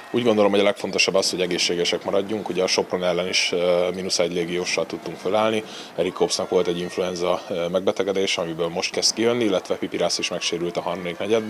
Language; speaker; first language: Hungarian; native; Hungarian